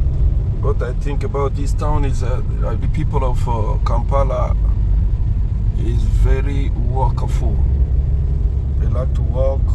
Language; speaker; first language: English; non-native, learner; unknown